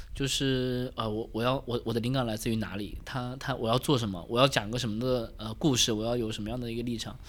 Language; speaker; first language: Chinese; native; Chinese